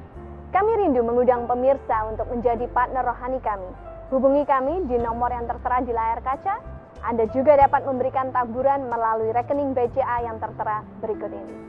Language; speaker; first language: Indonesian; native; Indonesian